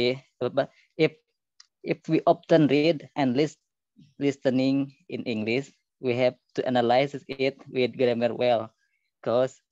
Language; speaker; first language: English; non-native, learner; Indonesian